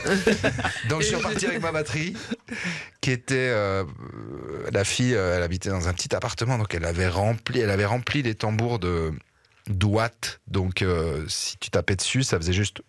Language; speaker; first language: French; native; French